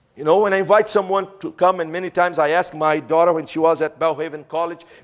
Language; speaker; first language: English; non-native, fluent; Portuguese